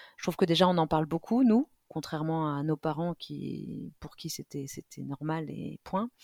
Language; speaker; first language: French; native; French